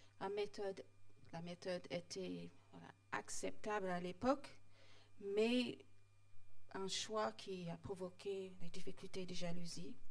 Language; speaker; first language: French; non-native, fluent; English